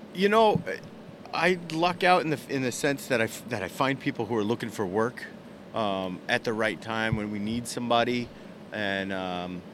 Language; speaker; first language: English; native; English